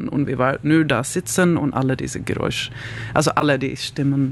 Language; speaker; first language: German; non-native, learner; Swedish